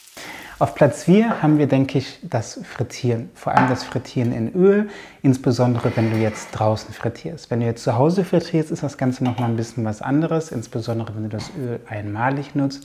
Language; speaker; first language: German; native; German